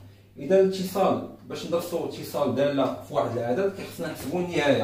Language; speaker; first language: Arabic; native; Arabic